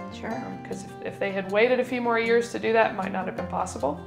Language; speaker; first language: English; native; English